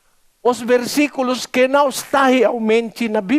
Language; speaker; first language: Portuguese; non-native, learner; Filipino